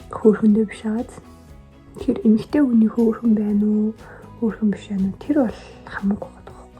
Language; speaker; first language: Mongolian; non-native, local second language; Kazakh